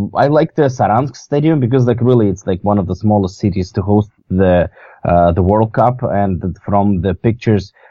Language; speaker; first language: English; non-native, fluent; Russian